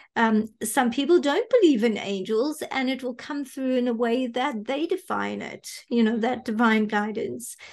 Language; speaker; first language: English; native; English